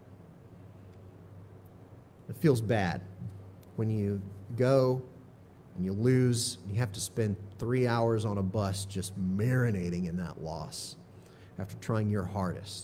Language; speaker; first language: English; native; English